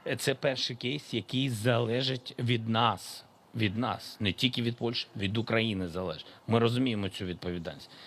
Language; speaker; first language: Ukrainian; non-native, local second language; Russian